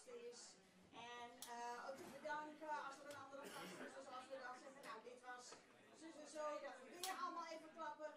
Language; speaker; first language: Dutch; non-native, local second language; Western Frisian